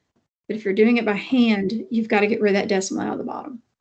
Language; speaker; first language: English; native; English